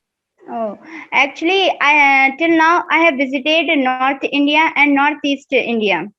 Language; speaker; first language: English; non-native, learner; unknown